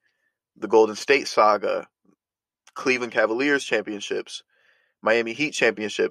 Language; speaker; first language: English; native; English